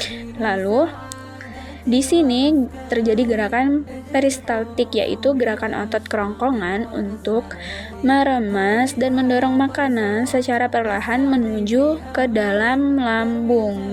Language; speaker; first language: Indonesian; native; Indonesian